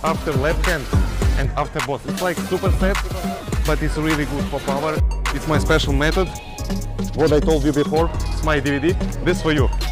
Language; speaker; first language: English; non-native, learner; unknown